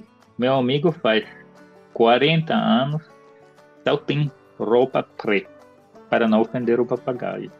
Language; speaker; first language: Portuguese; non-native, fluent; Italian